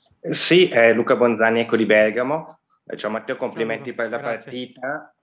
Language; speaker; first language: Italian; native; Italian